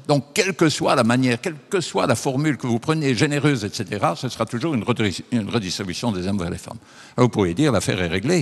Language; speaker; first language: French; native; French